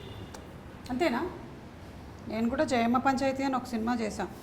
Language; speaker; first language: Telugu; native; Telugu